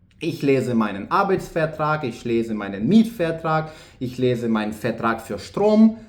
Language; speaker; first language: German; non-native, fluent; Ukrainian